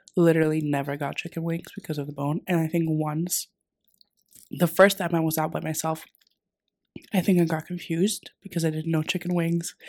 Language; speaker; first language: English; non-native, fluent; Greek